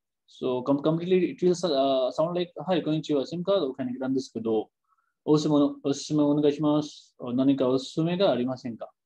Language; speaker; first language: Japanese; non-native, fluent; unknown